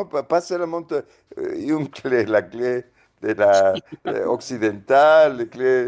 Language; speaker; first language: French; non-native, fluent; Spanish